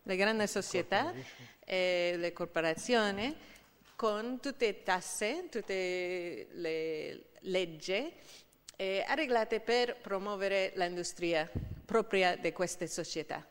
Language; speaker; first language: Italian; non-native, fluent; English